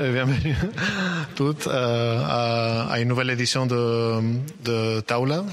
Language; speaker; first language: French; non-native, fluent; Spanish